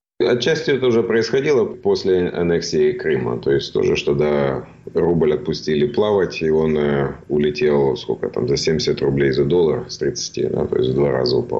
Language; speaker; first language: Russian; native; Russian